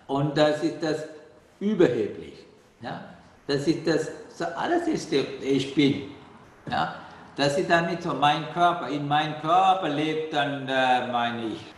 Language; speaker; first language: German; non-native, learner; Sinhala